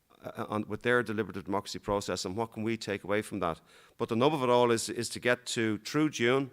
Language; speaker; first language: English; native; English